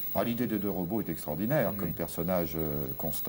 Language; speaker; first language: French; native; French